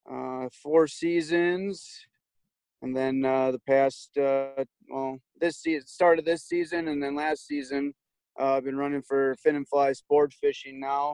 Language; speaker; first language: English; native; English